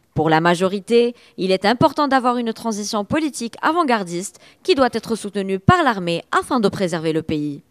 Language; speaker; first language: French; non-native, local second language; Arabic